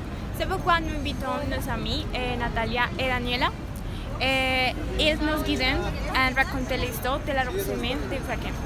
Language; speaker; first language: French; non-native, learner; Spanish